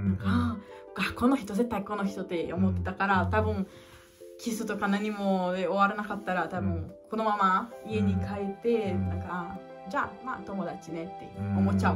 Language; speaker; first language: Japanese; non-native, learner; Portuguese